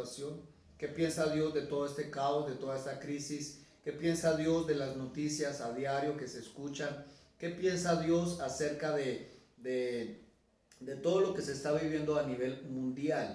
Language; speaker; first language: Spanish; native; Spanish